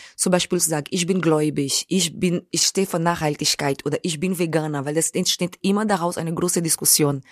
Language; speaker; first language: German; non-native, fluent; Portuguese